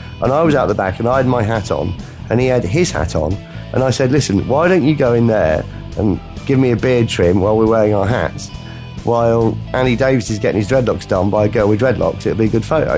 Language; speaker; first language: English; native; English